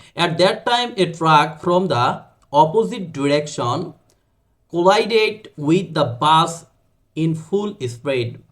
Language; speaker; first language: English; non-native, local second language; Bangla